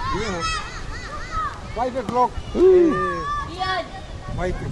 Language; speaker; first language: English; non-native, learner; Indonesian